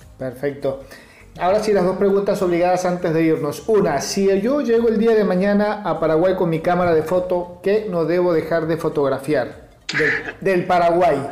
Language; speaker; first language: Spanish; native; Spanish